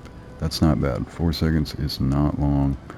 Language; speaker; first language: English; native; English